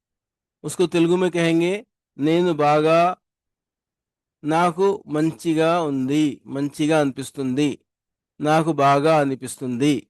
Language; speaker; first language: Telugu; non-native, local second language; Urdu